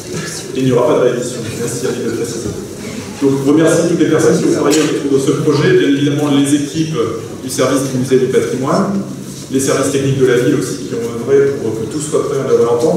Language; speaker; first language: French; native; French